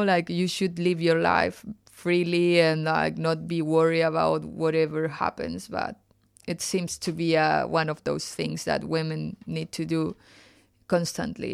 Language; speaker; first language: English; non-native, fluent; Spanish